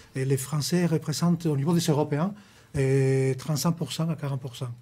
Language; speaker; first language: French; non-native, fluent; Spanish